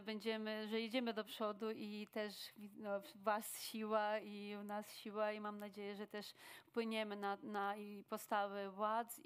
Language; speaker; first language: Polish; non-native, fluent; Ukrainian